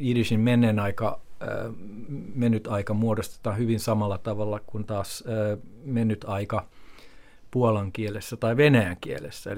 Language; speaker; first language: Finnish; native; Finnish